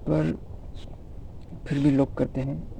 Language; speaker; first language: Hindi; non-native, local second language; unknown